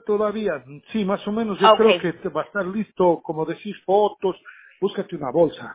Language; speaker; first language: Spanish; native; Spanish